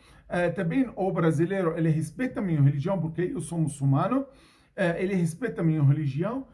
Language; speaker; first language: Portuguese; non-native, learner; Arabic